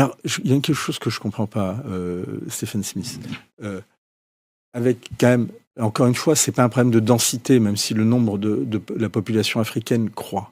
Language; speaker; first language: French; native; French